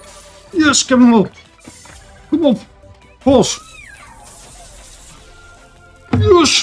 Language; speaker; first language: Dutch; native; Dutch